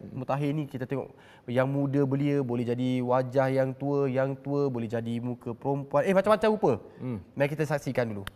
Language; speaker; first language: Malay; native; Malay